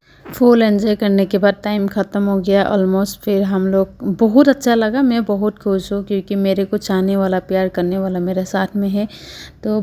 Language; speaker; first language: Hindi; non-native, local second language; Assamese